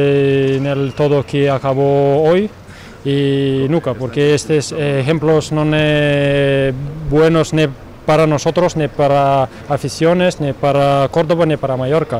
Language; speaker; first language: Spanish; non-native, learner; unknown